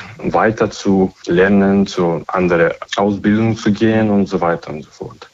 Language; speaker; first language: German; non-native, fluent; Ukrainian